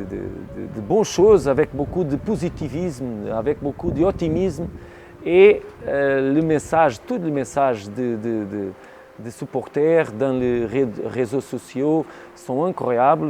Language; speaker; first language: French; non-native, learner; Portuguese